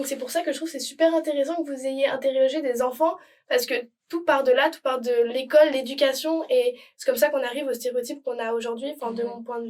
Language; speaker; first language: French; native; French